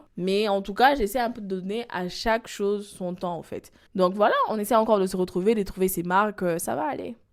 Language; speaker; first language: French; non-native, local second language; Lingala